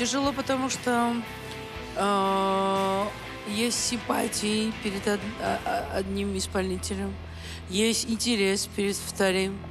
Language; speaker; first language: Russian; non-native, fluent; Georgian